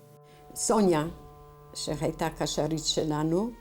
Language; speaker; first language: Hebrew; non-native, fluent; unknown